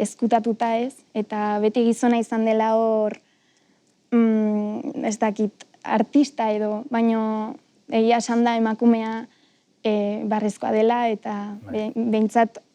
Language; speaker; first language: Basque; non-native, local second language; Spanish